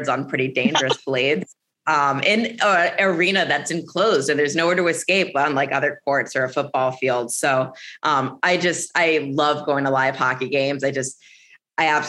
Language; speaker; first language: English; native; English